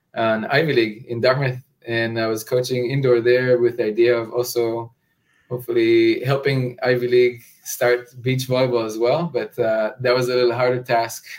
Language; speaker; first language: English; non-native, fluent; Hebrew